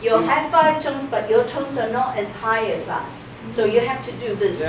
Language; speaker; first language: English; non-native, fluent; Chinese